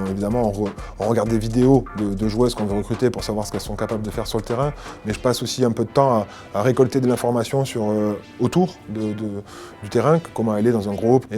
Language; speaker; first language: French; native; French